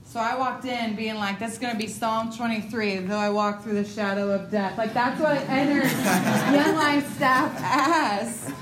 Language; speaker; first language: English; native; English